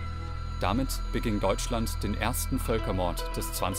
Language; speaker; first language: German; native; German